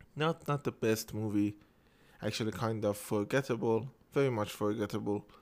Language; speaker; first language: English; non-native, fluent; Persian